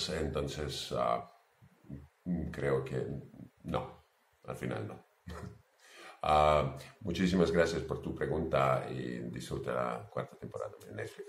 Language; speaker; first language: Spanish; non-native, fluent; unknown